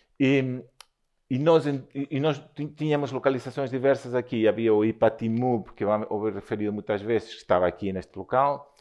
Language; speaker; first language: Portuguese; non-native, fluent; Spanish